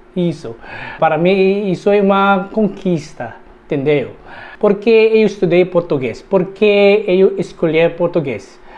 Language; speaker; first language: Portuguese; non-native, learner; Filipino